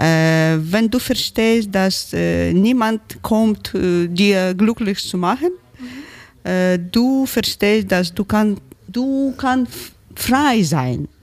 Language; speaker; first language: German; non-native, learner; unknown